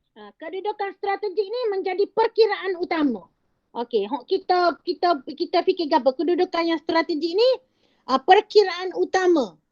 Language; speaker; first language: Malay; native; Malay